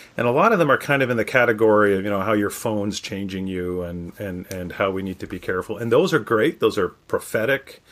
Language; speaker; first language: English; native; English